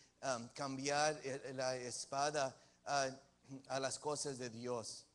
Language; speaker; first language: Spanish; early bilingual, heritage; English